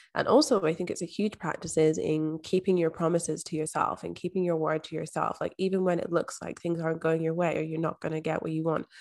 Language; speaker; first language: English; native; English